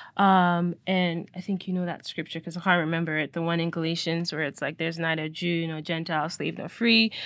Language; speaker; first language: English; non-native, local second language; Yoruba